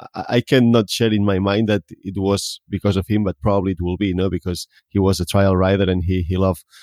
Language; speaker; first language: English; non-native, fluent; Spanish